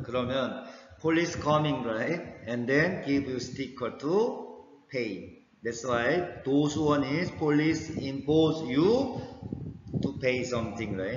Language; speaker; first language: English; non-native, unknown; Korean